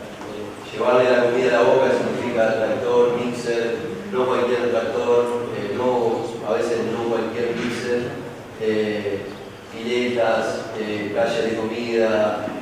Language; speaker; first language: Spanish; native; Spanish